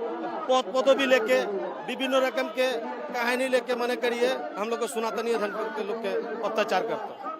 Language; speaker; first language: Hindi; non-native, learner; Bangla